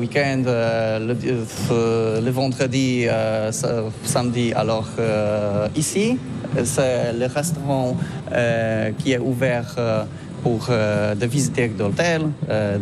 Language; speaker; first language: French; non-native, learner; Polish